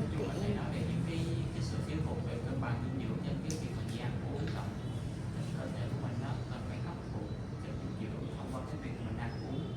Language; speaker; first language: Vietnamese; native; Vietnamese